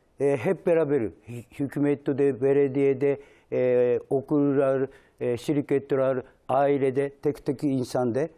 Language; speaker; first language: Turkish; non-native, learner; Japanese